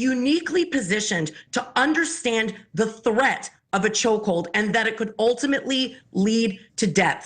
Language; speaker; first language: English; native; English